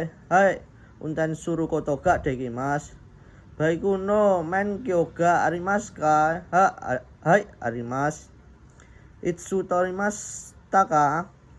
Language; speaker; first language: Japanese; non-native, learner; Indonesian